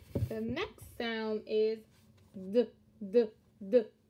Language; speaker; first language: English; early bilingual, other home language; Spanish